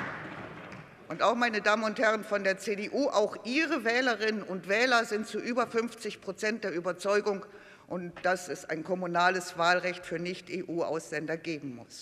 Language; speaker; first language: German; native; German